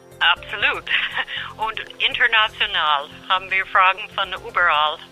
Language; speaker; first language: German; non-native, fluent; English